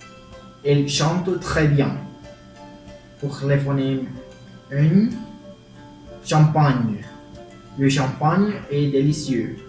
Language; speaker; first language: French; non-native, learner; Spanish